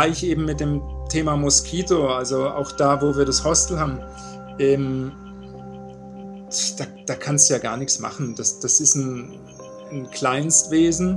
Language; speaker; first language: German; native; German